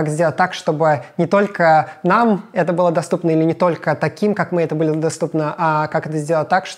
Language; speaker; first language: Russian; native; Russian